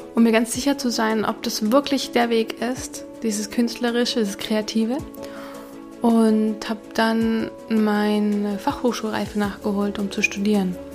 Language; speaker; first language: German; early bilingual, other home language; Hungarian